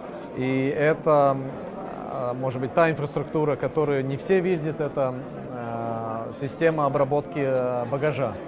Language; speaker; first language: Russian; non-native, local second language; Latvian